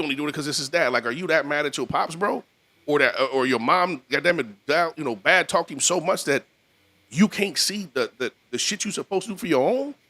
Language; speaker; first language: English; native; English